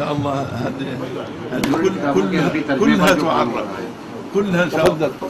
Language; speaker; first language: Arabic; native; Arabic